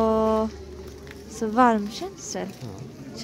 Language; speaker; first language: Swedish; non-native, learner; Japanese